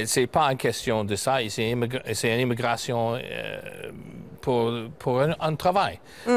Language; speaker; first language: French; non-native, learner; English